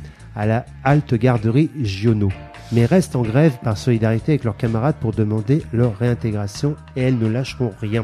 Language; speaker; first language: French; native; French